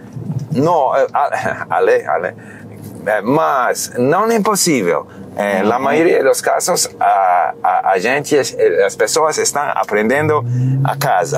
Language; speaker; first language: Portuguese; non-native, fluent; English